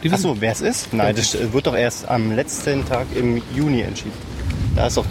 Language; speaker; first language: German; native; German